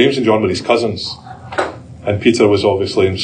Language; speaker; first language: English; native; English